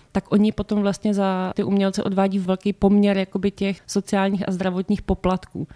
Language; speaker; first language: Czech; native; Czech